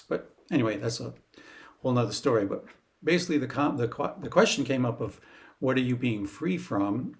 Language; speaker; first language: English; native; English